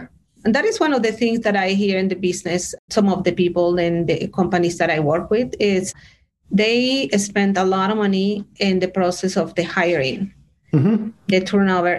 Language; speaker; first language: English; non-native, fluent; Spanish